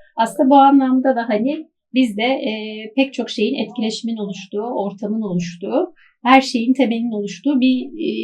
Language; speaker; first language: Turkish; native; Turkish